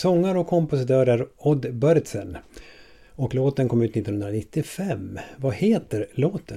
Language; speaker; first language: Swedish; native; Swedish